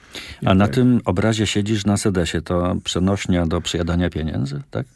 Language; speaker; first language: Polish; native; Polish